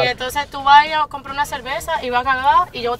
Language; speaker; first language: Spanish; native; Spanish